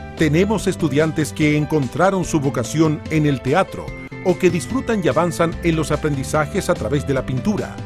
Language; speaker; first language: Spanish; native; Spanish